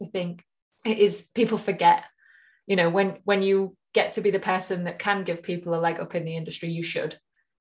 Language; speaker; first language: English; native; English